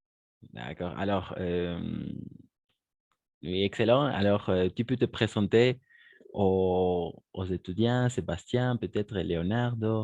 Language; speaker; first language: French; non-native, fluent; Spanish